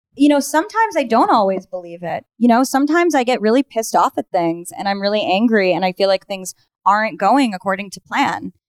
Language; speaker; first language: English; native; English